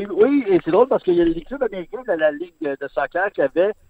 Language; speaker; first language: French; native; French